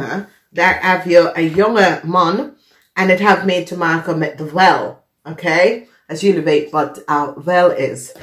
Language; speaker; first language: Dutch; non-native, fluent; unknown